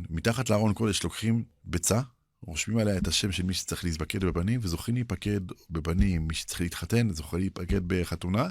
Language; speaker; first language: Hebrew; early bilingual, other home language; Arabic